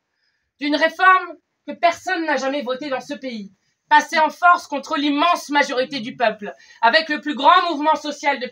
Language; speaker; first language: French; native; French